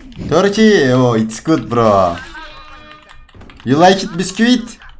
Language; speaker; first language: English; non-native, learner; Turkish